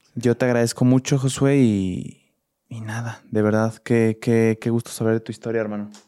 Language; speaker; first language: Spanish; native; Spanish